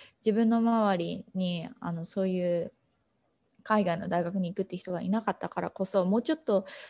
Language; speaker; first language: Japanese; native; Japanese